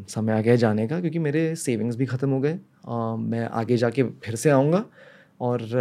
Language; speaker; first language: Hindi; native; Hindi